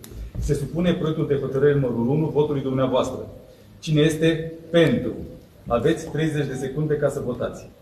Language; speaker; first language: Romanian; native; Romanian